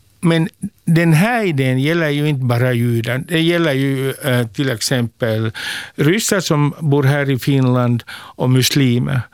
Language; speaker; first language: Swedish; non-native, local second language; Finnish